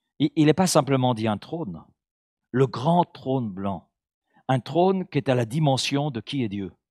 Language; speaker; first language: French; native; French